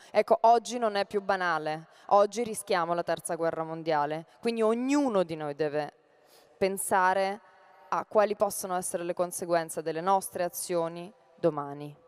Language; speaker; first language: Italian; non-native, fluent; Ukrainian